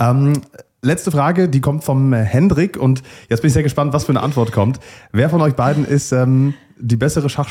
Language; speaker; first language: German; native; German